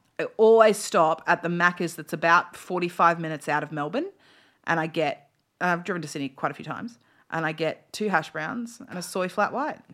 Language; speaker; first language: English; native; English